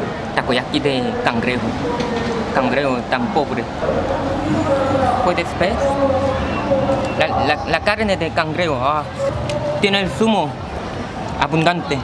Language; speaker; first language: Spanish; non-native, fluent; Korean